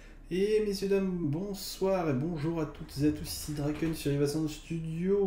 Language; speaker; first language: French; native; French